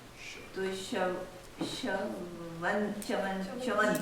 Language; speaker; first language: Persian; non-native, learner; Urdu